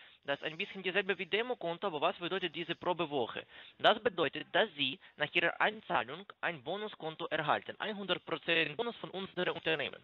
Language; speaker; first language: German; non-native, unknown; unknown